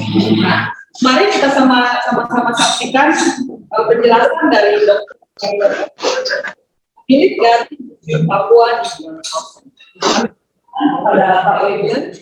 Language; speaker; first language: Indonesian; native; Indonesian